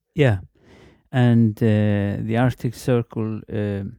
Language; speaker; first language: English; non-native, fluent; Icelandic